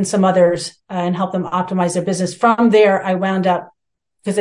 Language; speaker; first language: English; native; English